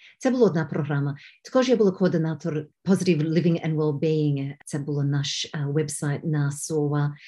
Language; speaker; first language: Ukrainian; early bilingual, heritage; Ukrainian